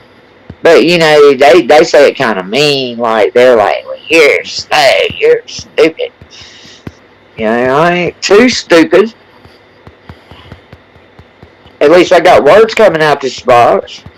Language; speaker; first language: English; native; English